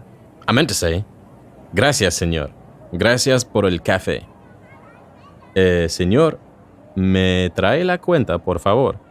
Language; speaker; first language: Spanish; non-native, learner; English